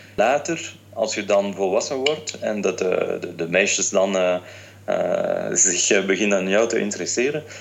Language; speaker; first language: Dutch; non-native, fluent; French